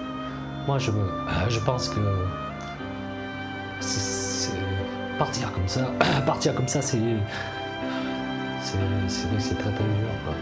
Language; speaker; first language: French; early bilingual, other home language; Korean